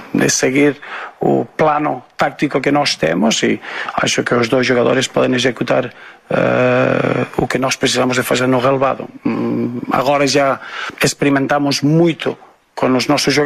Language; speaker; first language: Portuguese; non-native, fluent; Spanish